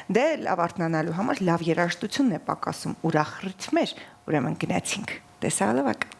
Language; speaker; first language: Armenian; native; Armenian